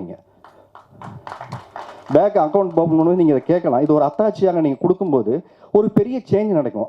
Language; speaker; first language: Tamil; native; Tamil